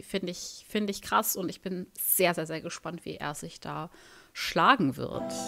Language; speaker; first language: German; native; German